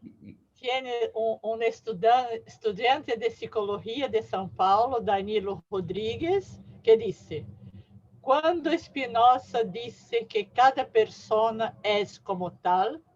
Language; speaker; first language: Spanish; non-native, learner; Portuguese